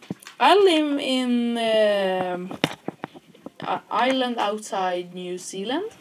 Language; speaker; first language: English; non-native, learner; Swedish